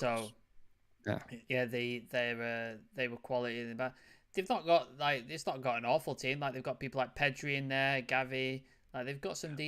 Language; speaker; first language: English; native; English